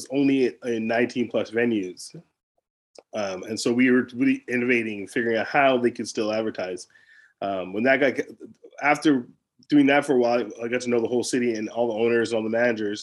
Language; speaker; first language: English; native; English